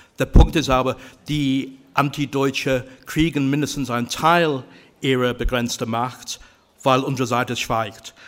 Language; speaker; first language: German; non-native, fluent; English